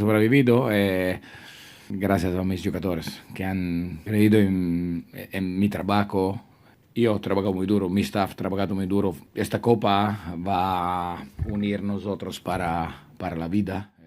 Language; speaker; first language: Spanish; non-native, learner; Italian